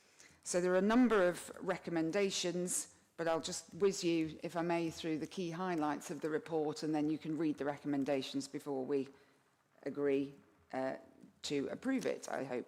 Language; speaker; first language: English; native; English